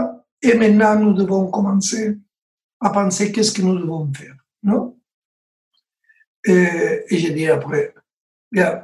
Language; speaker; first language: French; non-native, learner; Spanish